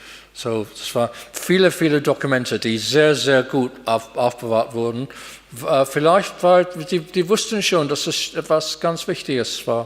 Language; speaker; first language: German; non-native, fluent; English